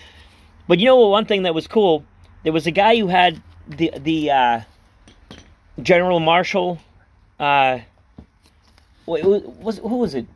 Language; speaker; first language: English; native; English